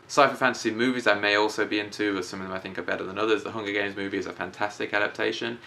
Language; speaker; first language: English; native; English